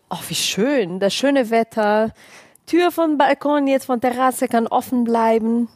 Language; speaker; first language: German; non-native, fluent; Portuguese